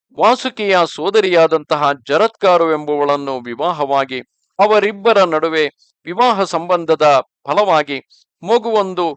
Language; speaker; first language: Kannada; native; Kannada